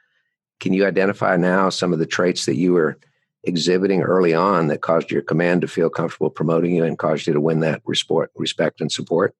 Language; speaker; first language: English; native; English